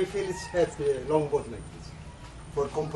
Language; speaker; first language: English; non-native, learner; Indonesian